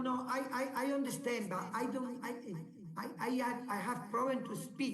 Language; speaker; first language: English; non-native, learner; Spanish